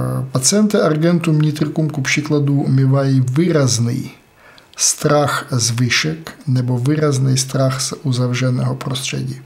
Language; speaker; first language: Czech; non-native, fluent; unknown